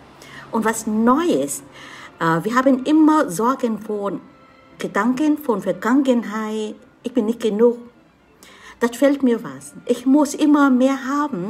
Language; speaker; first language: German; non-native, learner; Vietnamese